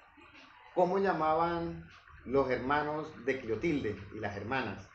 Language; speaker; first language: Spanish; native; Spanish